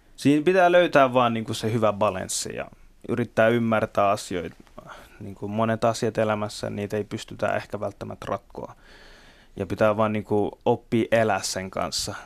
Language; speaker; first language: Finnish; early bilingual, other home language; Bangla